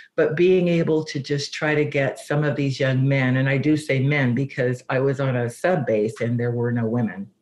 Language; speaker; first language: English; native; English